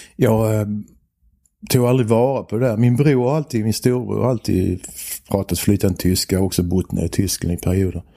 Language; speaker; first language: Swedish; native; Swedish